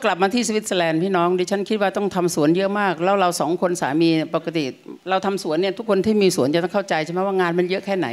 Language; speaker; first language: German; non-native, learner; Thai